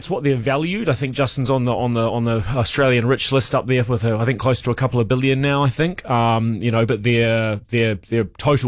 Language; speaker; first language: English; native; English